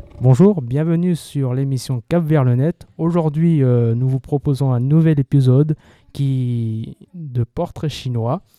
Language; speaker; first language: French; native; French